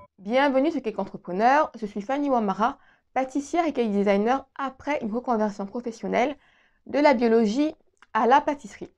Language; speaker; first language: French; native; French